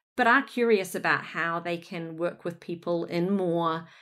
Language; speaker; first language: English; native; English